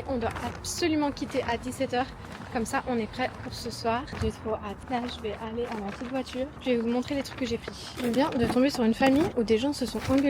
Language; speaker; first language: French; native; French